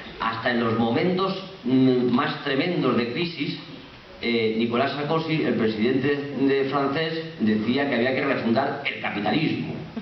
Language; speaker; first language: Spanish; native; Spanish